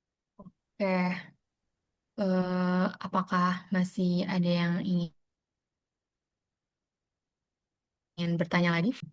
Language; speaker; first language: Indonesian; native; Indonesian